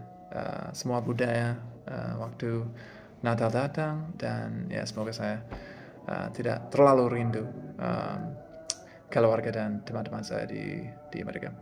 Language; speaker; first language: Indonesian; non-native, fluent; English